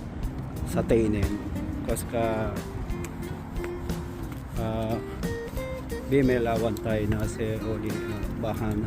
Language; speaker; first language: Finnish; non-native, learner; Filipino